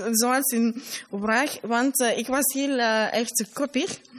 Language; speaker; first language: Dutch; non-native, learner; Fula